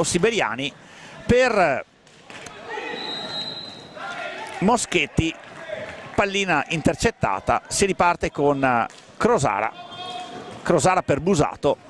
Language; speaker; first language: Italian; native; Italian